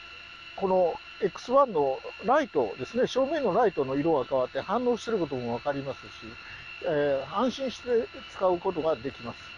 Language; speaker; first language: Japanese; native; Japanese